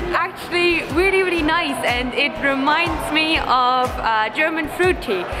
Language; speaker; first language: English; non-native, fluent; German